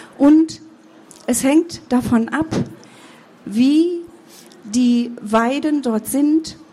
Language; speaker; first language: German; early bilingual, other home language; Kurdish